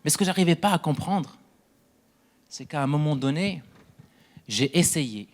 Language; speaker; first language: French; non-native, local second language; Arabic